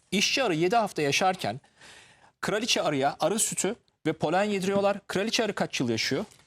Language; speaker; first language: Turkish; native; Turkish